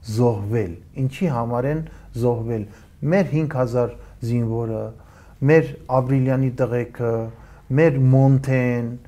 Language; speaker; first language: Armenian; early bilingual, heritage; Armenian